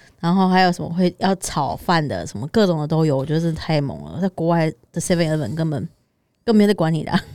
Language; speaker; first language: Chinese; native; Chinese